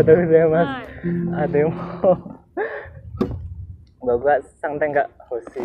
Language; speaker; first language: Japanese; non-native, learner; Indonesian